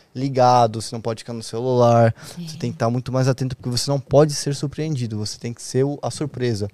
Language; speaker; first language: Portuguese; native; Portuguese